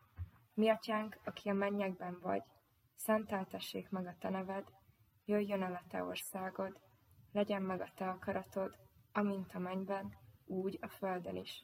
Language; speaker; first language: Hungarian; native; Hungarian